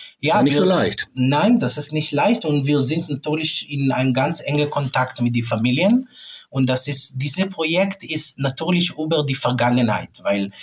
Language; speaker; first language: German; non-native, fluent; Hebrew